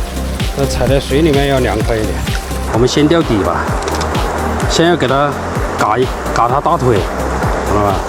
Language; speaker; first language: Chinese; native; Chinese